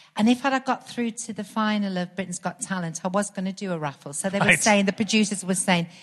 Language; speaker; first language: English; native; English